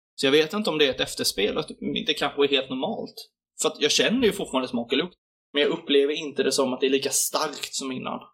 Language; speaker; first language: Swedish; native; Swedish